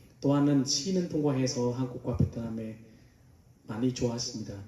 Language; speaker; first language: Korean; non-native, learner; Vietnamese